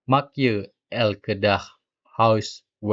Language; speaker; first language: Dutch; non-native, learner; Indonesian